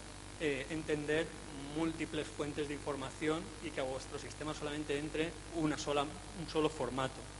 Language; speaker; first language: Spanish; native; Spanish